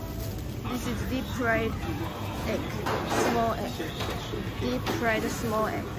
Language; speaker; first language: English; non-native, learner; Japanese